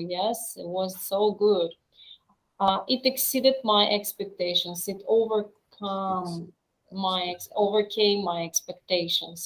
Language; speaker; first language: English; non-native, fluent; Russian